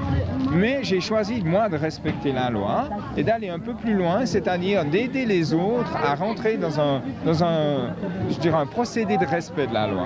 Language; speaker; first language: French; native; French